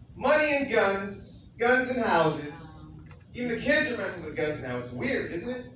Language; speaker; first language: English; native; English